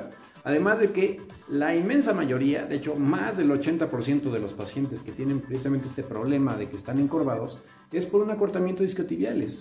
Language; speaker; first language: Spanish; native; Spanish